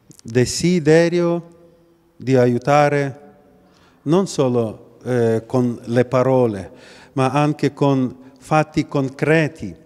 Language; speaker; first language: Italian; non-native, learner; Ukrainian